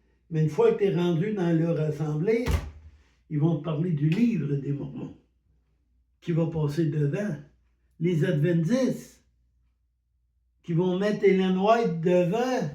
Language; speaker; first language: French; native; French